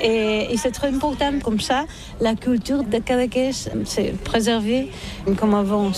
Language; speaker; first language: French; non-native, learner; Catalan